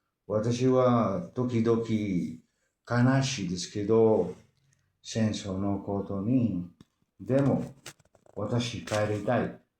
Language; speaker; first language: Japanese; non-native, learner; Spanish